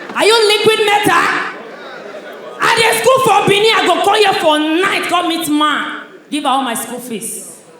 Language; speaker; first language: Nigerian Pidgin; native; Nigerian Pidgin